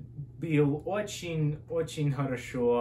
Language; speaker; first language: Russian; non-native, learner; English